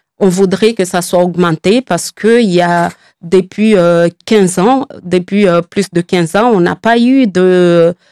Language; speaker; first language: French; non-native, local second language; Comorian